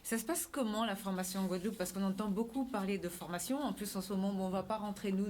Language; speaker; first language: French; native; French